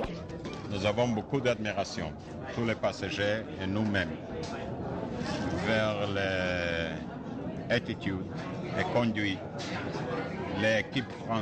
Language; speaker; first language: French; non-native, fluent; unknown